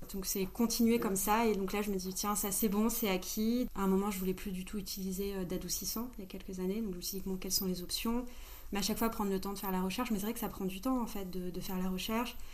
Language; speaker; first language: French; native; French